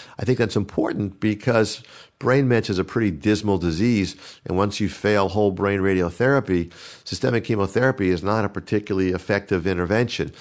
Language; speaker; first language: English; native; English